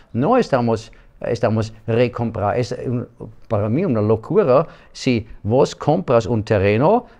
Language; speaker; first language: Spanish; non-native, learner; German